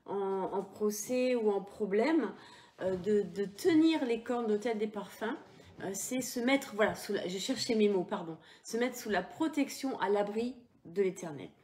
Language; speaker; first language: French; native; French